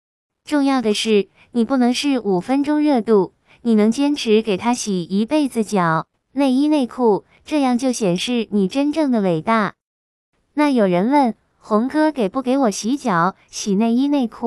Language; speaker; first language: Chinese; non-native, fluent; Vietnamese